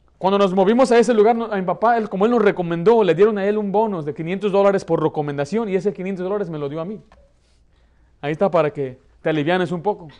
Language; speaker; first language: Spanish; early bilingual, heritage; Spanish